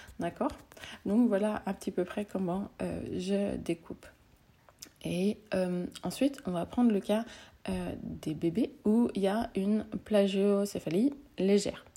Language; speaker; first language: French; native; French